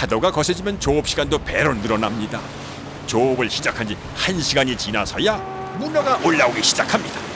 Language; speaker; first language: Korean; native; Korean